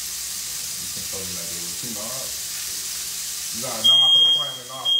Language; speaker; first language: English; native; English